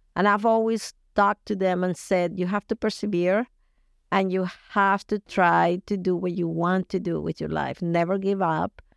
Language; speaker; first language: English; non-native, fluent; Spanish